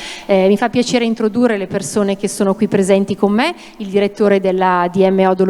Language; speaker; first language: Italian; native; Italian